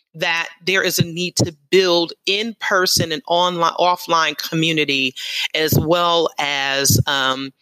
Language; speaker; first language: English; native; English